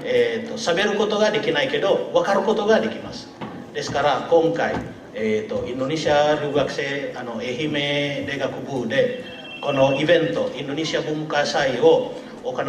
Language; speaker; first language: Japanese; non-native, learner; Indonesian